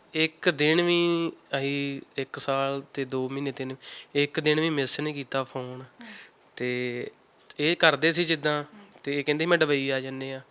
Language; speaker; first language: Punjabi; native; Punjabi